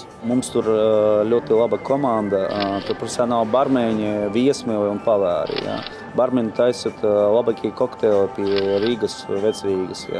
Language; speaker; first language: Latvian; non-native, local second language; Russian